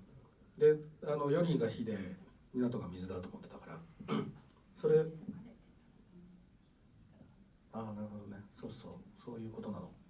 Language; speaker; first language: Japanese; native; Japanese